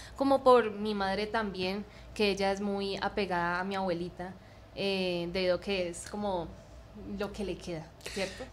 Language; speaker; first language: Spanish; native; Spanish